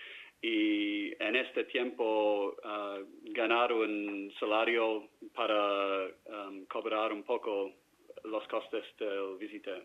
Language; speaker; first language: Spanish; non-native, fluent; English